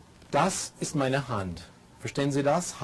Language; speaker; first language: German; non-native, learner; English